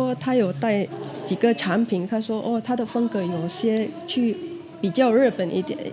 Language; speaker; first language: Chinese; non-native, fluent; Indonesian